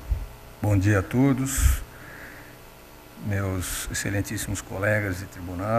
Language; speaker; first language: Portuguese; native; Portuguese